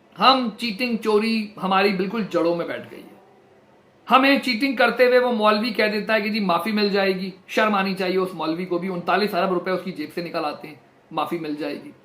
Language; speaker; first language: Urdu; non-native, local second language; Punjabi